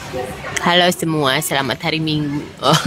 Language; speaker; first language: Indonesian; native; Indonesian